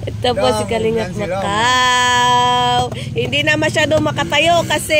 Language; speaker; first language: Filipino; non-native, local second language; Cebuano